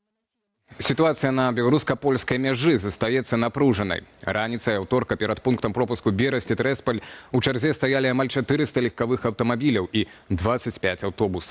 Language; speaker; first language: Belarusian; native; Belarusian